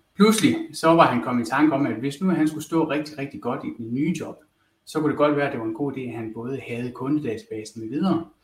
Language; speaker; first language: Danish; native; Danish